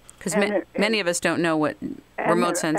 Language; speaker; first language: English; native; English